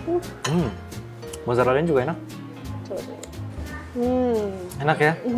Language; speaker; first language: Indonesian; native; Indonesian